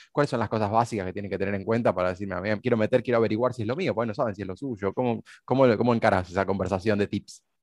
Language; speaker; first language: Spanish; native; Spanish